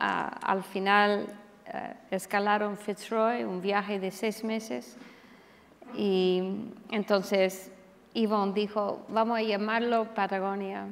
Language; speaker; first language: Spanish; non-native, fluent; English